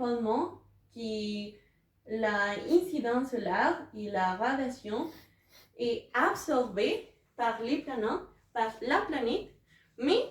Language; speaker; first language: French; non-native, learner; Spanish